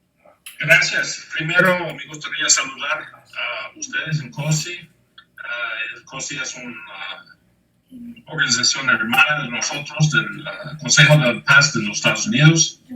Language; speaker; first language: Spanish; non-native, fluent; English